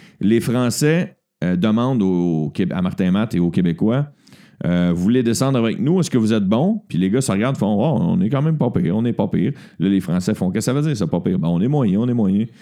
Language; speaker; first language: French; native; French